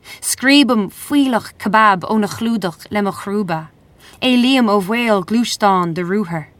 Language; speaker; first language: Irish; non-native, local second language; English